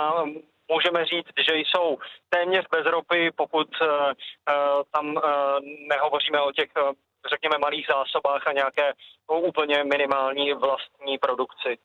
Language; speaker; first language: Czech; native; Czech